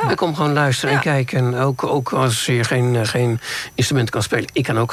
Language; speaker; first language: Dutch; native; Dutch